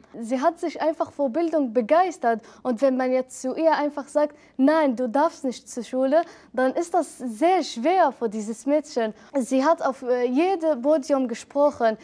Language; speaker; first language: German; non-native, fluent; Arabic